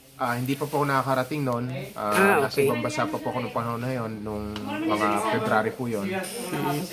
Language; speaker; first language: Filipino; native; Filipino